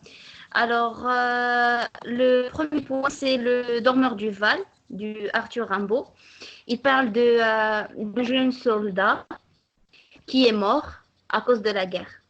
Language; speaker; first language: French; non-native, local second language; Arabic